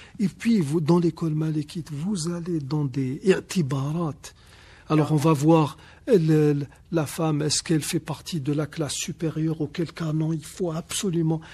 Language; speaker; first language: French; non-native, local second language; Arabic